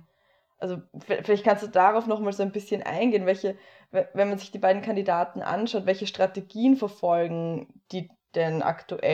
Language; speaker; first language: German; native; German